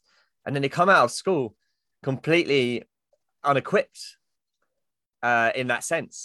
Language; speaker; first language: English; native; English